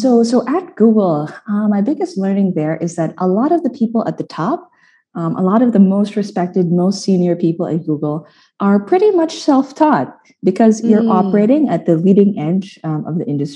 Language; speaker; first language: English; non-native, local second language; Filipino